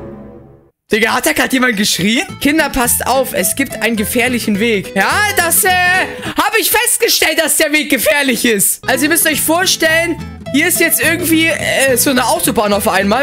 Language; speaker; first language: German; native; German